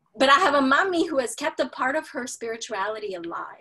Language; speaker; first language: English; early bilingual, other home language; Spanish